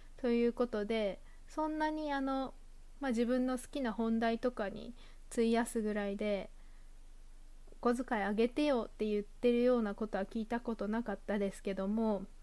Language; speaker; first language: Japanese; native; Japanese